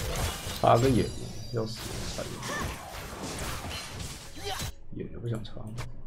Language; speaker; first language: Chinese; native; Chinese